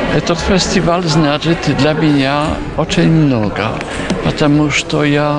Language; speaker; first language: Russian; non-native, fluent; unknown